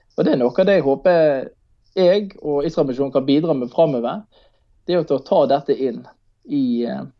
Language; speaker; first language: Norwegian; native; Norwegian